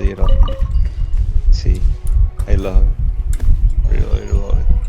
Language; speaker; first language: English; non-native, learner; Spanish